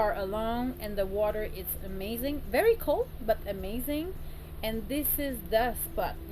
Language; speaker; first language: English; non-native, learner; French